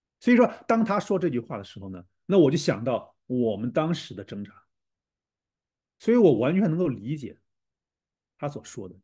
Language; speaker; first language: Chinese; native; Chinese